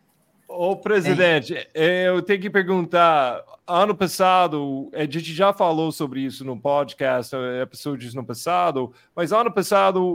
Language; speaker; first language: Portuguese; non-native, fluent; English